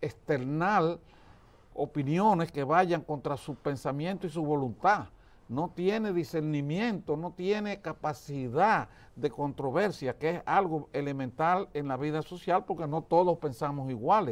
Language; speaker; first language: Spanish; native; Spanish